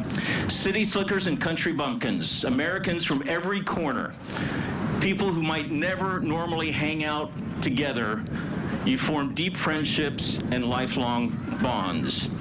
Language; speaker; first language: English; native; English